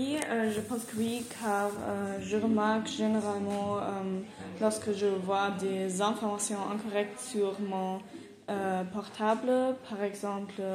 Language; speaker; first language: French; non-native, learner; German